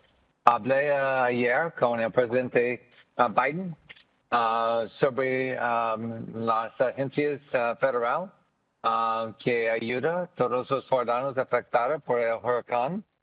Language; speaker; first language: Spanish; non-native, learner; English